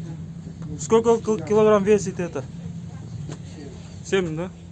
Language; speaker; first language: Russian; non-native, local second language; Kyrgyz